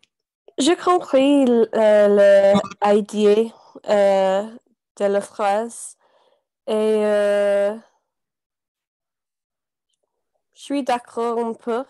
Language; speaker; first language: French; non-native, learner; English